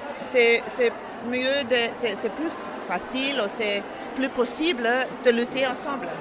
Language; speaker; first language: French; non-native, learner; German